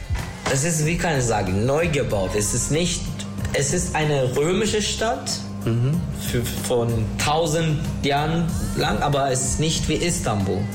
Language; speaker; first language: German; non-native, learner; Turkish